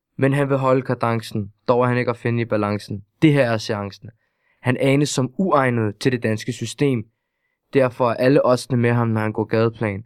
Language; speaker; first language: Danish; early bilingual, other home language; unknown